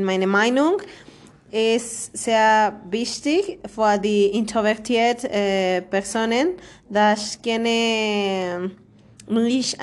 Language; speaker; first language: German; non-native, learner; Spanish